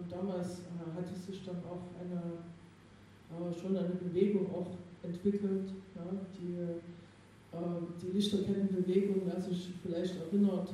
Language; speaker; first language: German; native; German